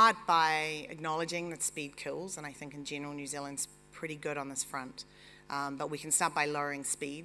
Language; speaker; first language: English; native; English